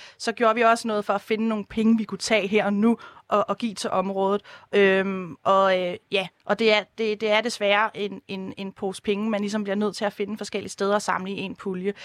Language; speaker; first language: Danish; native; Danish